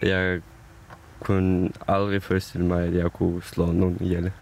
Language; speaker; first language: Danish; non-native, fluent; Ukrainian